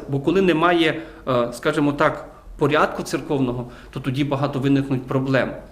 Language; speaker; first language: Ukrainian; native; Ukrainian